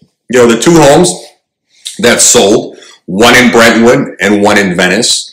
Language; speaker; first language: English; native; English